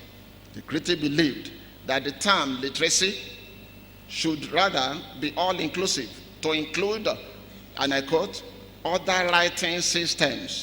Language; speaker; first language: English; non-native, local second language; Yoruba